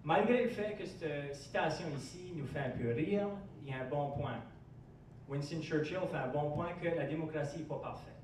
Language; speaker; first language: French; non-native, local second language; English